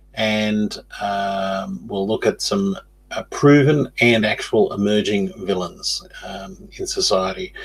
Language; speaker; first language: English; native; English